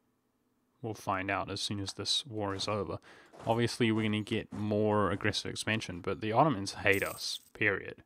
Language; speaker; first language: English; native; English